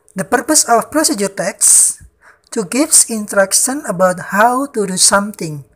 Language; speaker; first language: English; non-native, fluent; Indonesian